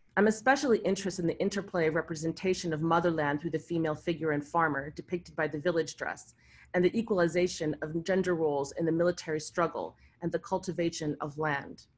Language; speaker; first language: English; early bilingual, other home language; Arabic